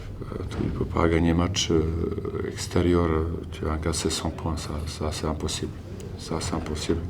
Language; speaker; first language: French; non-native, learner; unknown